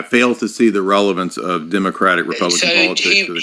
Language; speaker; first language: English; native; English